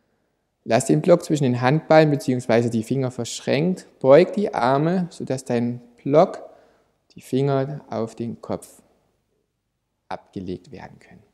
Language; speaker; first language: German; native; German